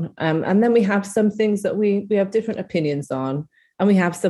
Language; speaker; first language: English; native; English